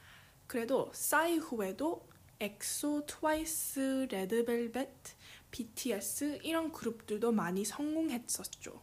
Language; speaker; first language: Korean; early bilingual, heritage; Korean